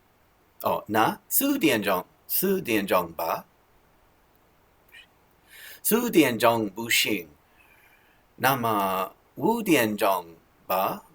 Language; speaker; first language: Chinese; non-native, learner; English